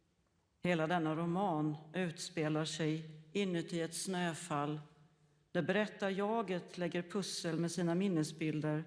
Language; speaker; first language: Swedish; native; Swedish